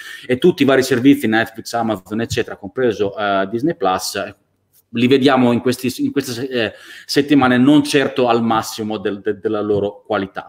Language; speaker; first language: Italian; native; Italian